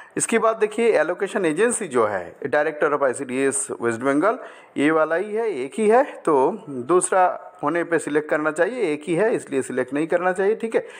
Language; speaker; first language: Hindi; non-native, local second language; Bangla